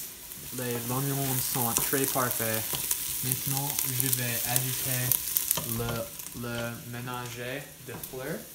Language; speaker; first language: French; non-native, learner; English